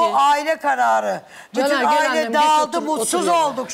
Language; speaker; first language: Turkish; native; Turkish